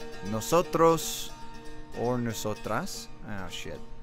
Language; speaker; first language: Spanish; non-native, learner; English